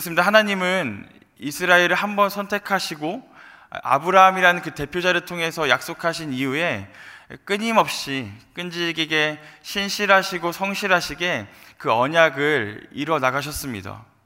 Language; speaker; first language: Korean; native; Korean